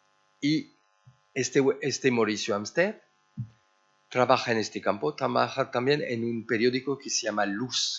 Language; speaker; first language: Spanish; early bilingual, heritage; French